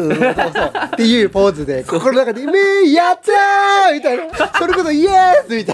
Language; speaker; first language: Japanese; native; Japanese